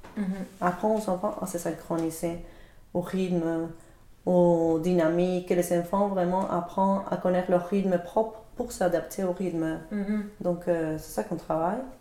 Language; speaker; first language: French; non-native, fluent; Spanish